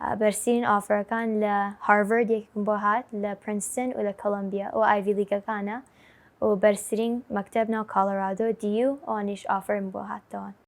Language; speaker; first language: Central Kurdish; early bilingual, heritage; Central Kurdish